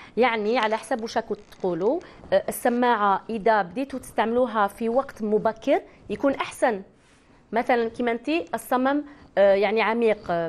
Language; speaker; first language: Arabic; native; Arabic